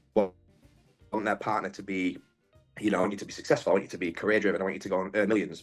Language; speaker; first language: English; native; English